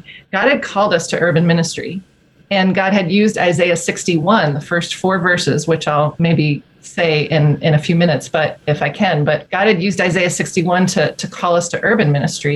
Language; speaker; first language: English; native; English